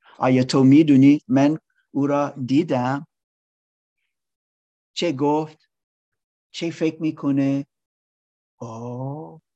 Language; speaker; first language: Persian; non-native, learner; English